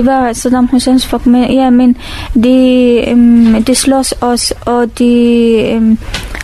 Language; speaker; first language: Danish; non-native, learner; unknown